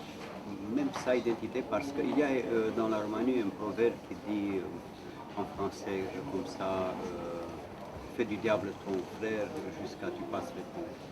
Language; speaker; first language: French; non-native, fluent; Romanian